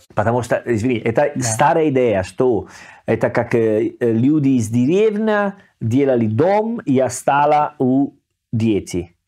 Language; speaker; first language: Russian; non-native, learner; Italian